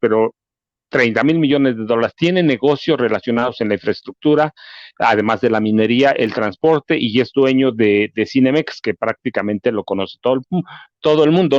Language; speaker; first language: Spanish; native; Spanish